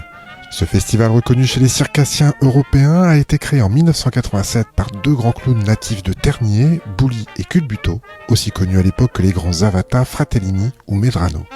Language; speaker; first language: French; native; French